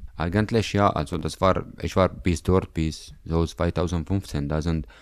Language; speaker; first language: German; non-native, learner; Arabic